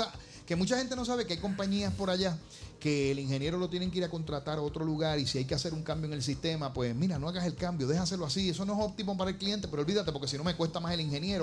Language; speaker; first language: Spanish; native; Spanish